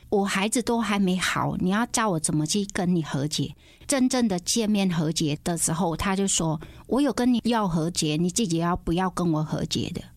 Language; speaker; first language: Chinese; non-native, fluent; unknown